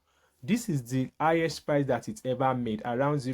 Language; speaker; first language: English; native; English